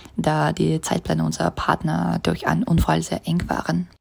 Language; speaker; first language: German; non-native, fluent; Russian